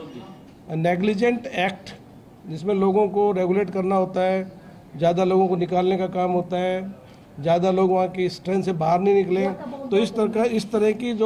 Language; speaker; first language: Hindi; non-native, local second language; Gujarati